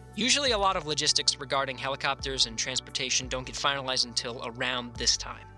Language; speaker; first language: English; native; English